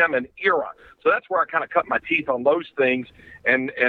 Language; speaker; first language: English; native; English